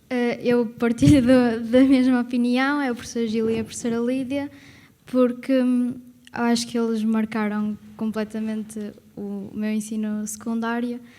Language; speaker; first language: Portuguese; native; Portuguese